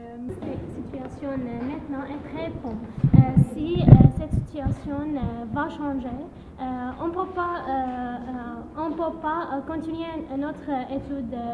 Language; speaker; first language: French; non-native, learner; Arabic